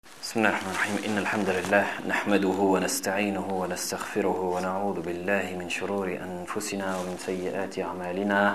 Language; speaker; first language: Arabic; non-native, fluent; French